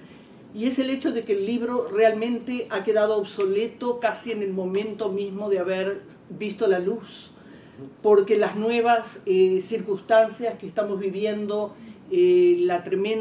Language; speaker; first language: Spanish; native; Spanish